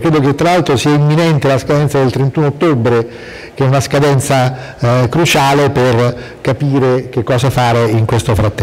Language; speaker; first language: Italian; native; Italian